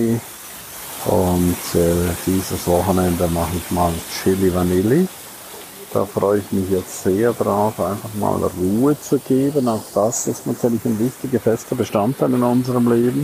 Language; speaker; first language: German; native; German